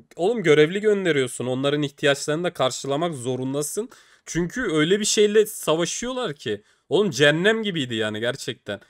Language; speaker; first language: Turkish; native; Turkish